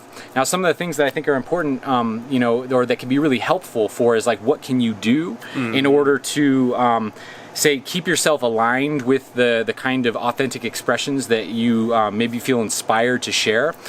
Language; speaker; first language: English; native; English